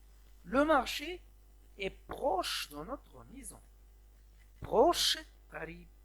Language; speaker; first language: French; non-native, local second language; Arabic